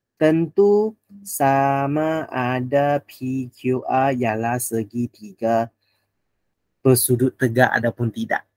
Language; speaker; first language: Malay; non-native, local second language; Chinese